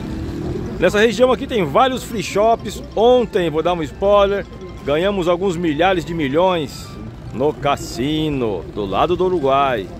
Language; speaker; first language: Portuguese; native; Portuguese